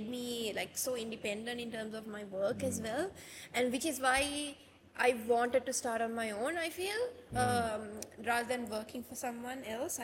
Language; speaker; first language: English; non-native, local second language; Sinhala